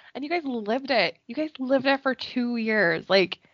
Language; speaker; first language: English; native; English